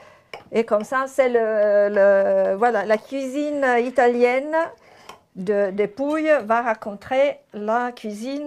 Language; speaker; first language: French; non-native, fluent; Italian